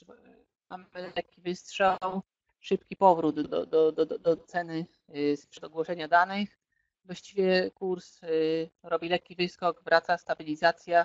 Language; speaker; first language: Polish; native; Polish